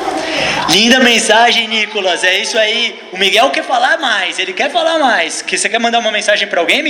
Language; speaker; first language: Portuguese; native; Portuguese